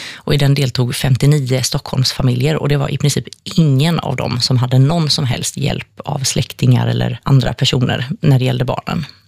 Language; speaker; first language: Swedish; native; Swedish